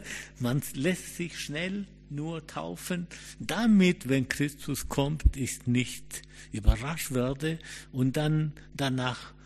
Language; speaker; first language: German; non-native, fluent; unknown